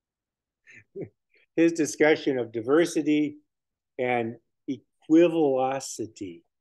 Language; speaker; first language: English; native; English